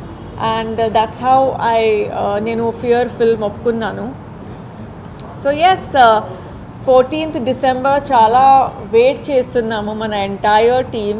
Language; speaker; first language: Telugu; non-native, fluent; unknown